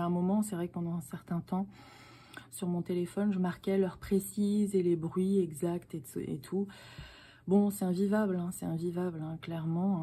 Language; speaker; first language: French; native; French